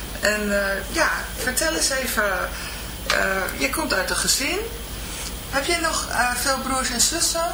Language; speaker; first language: Dutch; native; Dutch